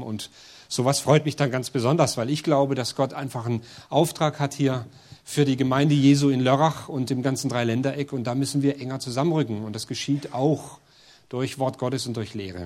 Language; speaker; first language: German; native; German